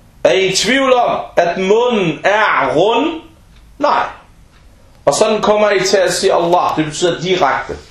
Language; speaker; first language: Danish; early bilingual, other home language; Arabic